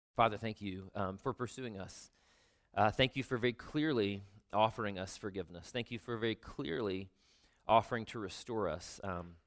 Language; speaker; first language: English; native; English